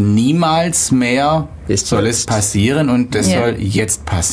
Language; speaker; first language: German; native; German